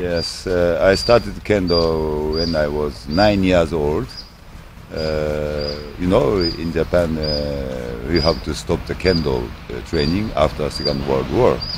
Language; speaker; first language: English; non-native, learner; Japanese